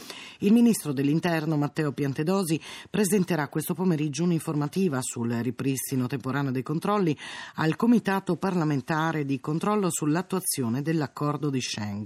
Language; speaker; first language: Italian; native; Italian